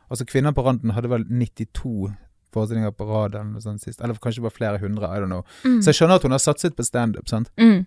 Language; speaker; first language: Norwegian; native; Norwegian